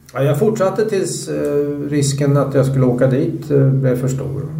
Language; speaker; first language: Swedish; native; Swedish